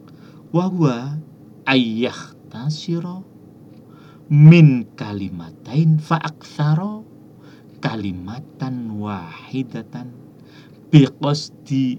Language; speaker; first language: Arabic; non-native, fluent; Indonesian